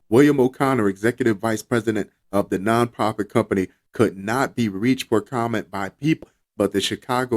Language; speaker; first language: English; native; English